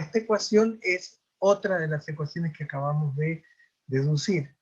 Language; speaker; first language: Spanish; native; Spanish